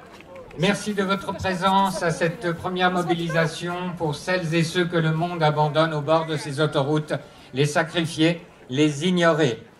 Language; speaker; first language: French; native; French